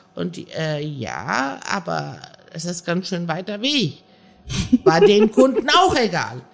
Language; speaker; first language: German; early bilingual, other home language; Persian